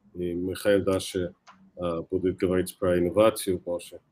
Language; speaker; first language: Russian; non-native, fluent; English